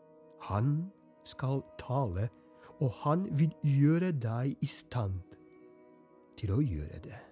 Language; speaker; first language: Norwegian; non-native, fluent; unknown